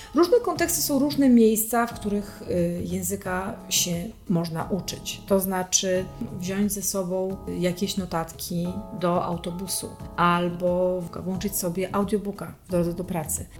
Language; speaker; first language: Polish; native; Polish